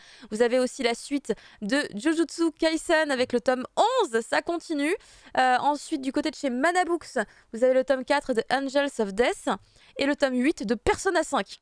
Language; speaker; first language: French; native; French